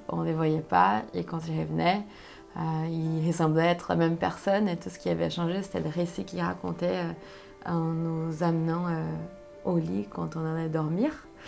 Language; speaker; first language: French; non-native, fluent; Portuguese